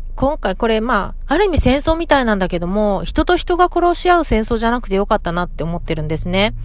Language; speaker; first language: Japanese; native; Japanese